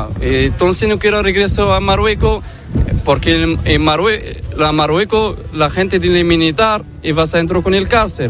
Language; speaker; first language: Spanish; non-native, learner; Arabic